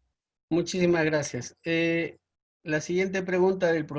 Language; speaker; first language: Spanish; native; Spanish